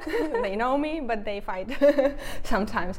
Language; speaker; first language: English; non-native, fluent; Russian